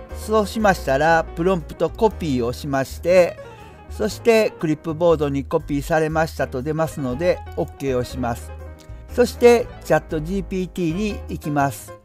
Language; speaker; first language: Japanese; native; Japanese